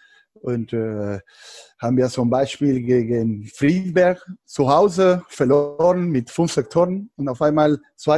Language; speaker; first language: German; non-native, fluent; Spanish